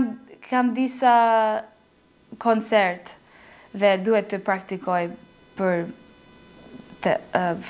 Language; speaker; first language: Albanian; non-native, learner; English